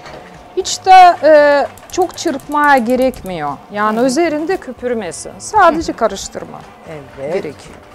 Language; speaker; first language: Turkish; non-native, fluent; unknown